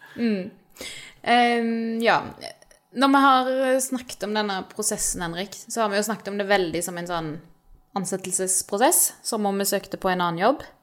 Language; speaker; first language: Norwegian; native; Norwegian